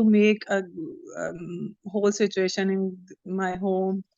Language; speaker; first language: English; non-native, learner; Urdu